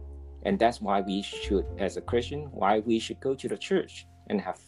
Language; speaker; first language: English; non-native, local second language; Cantonese